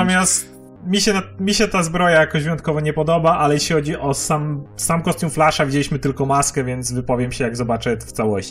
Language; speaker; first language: Polish; native; Polish